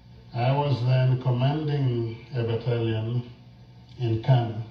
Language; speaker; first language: English; non-native, local second language; Igbo